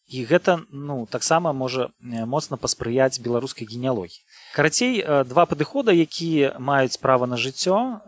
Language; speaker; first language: Belarusian; native; Belarusian